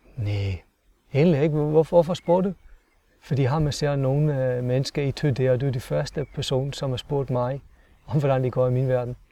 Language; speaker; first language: Danish; non-native, fluent; English